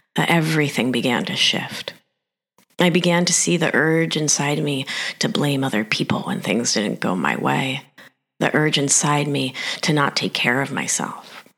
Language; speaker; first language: English; early bilingual, other home language; Spanish